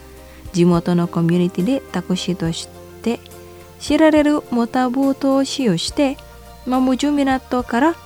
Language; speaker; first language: Japanese; non-native, fluent; Indonesian